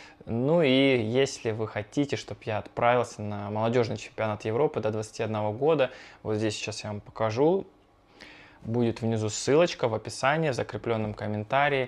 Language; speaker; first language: Russian; native; Russian